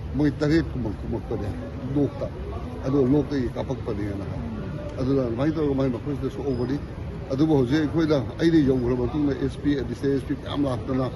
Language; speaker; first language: Manipuri; native; Manipuri